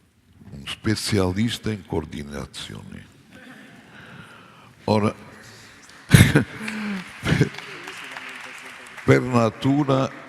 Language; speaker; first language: Italian; non-native, fluent; Portuguese